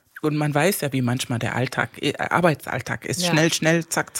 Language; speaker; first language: German; non-native, fluent; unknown